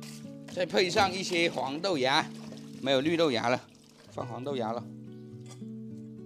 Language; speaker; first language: Chinese; native; Chinese